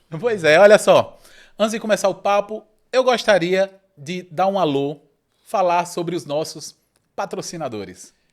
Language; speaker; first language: Portuguese; native; Portuguese